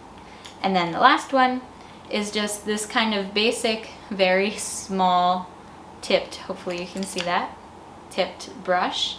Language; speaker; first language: English; native; English